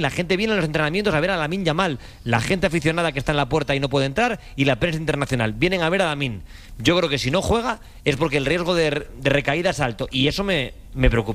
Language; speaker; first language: Spanish; native; Spanish